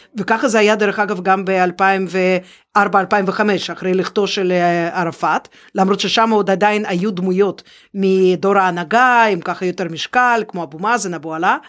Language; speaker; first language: Hebrew; non-native, fluent; Russian